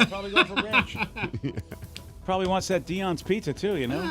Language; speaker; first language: English; native; English